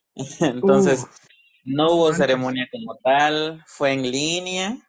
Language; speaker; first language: Spanish; native; Spanish